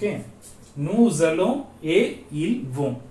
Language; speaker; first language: French; non-native, learner; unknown